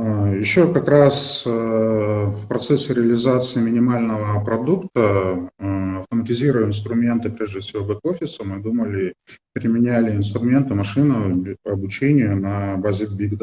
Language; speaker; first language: Russian; native; Russian